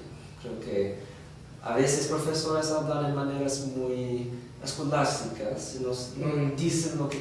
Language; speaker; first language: Spanish; non-native, learner; English